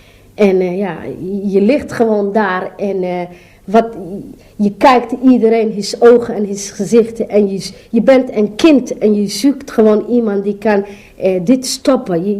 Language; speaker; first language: Dutch; non-native, learner; Somali